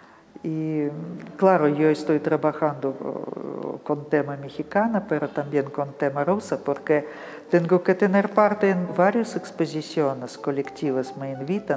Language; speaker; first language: Spanish; non-native, fluent; Russian